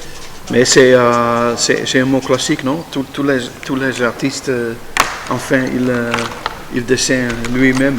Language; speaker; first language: French; non-native, learner; Dutch